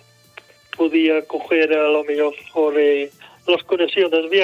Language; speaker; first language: Spanish; non-native, local second language; Galician